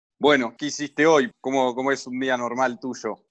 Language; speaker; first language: Spanish; native; Spanish